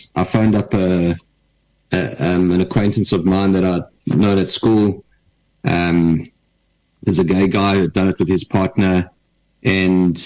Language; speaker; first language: English; native; English